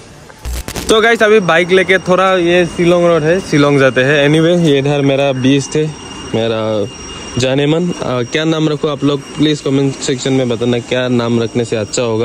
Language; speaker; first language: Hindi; non-native, local second language; Assamese